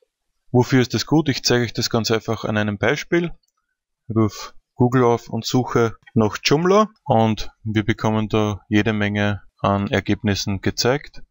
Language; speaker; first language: German; native; German